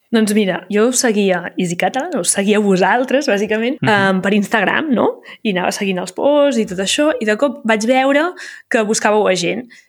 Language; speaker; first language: Catalan; native; Catalan